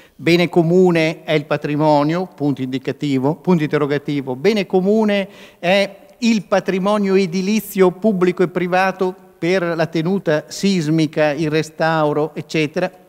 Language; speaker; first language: Italian; native; Italian